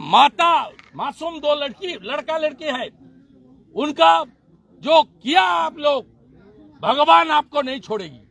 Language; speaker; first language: Hindi; non-native, local second language; Bangla